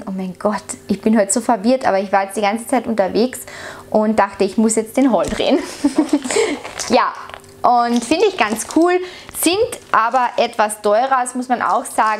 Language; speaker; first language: German; native; German